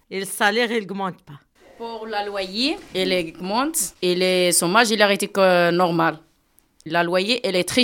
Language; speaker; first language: French; non-native, learner; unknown